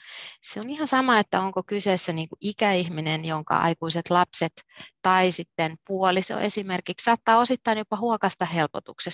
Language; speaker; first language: Finnish; native; Finnish